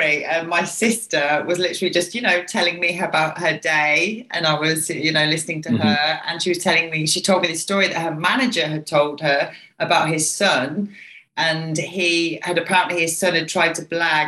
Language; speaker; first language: English; native; English